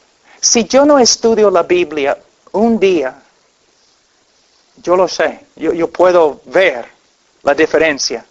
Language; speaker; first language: Spanish; non-native, fluent; English